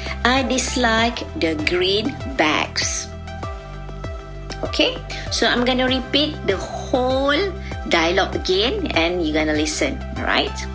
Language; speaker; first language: English; non-native, local second language; Malay